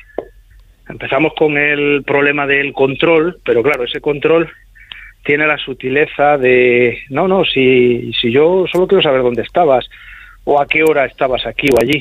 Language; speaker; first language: Spanish; native; Spanish